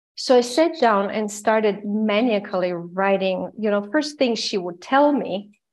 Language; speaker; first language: English; non-native, fluent; Croatian